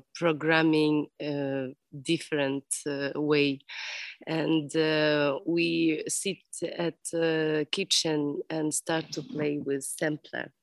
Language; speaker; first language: English; non-native, learner; Ukrainian